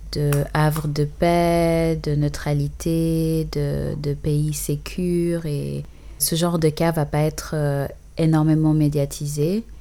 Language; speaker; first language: French; early bilingual, other home language; English